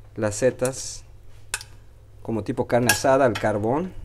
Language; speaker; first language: Spanish; early bilingual, heritage; Spanish